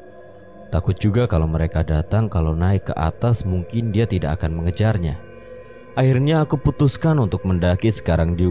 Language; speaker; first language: Indonesian; native; Indonesian